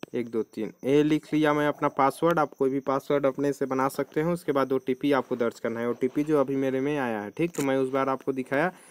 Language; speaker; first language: Hindi; native; Hindi